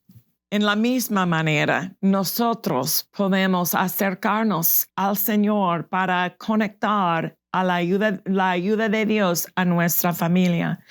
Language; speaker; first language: Spanish; non-native, fluent; English